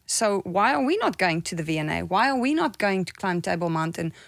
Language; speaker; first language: English; non-native, local second language; Afrikaans